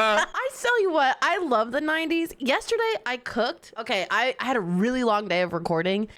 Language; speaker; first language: English; native; English